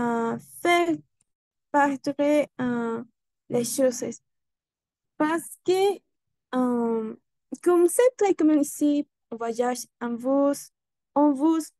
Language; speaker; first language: French; non-native, learner; Spanish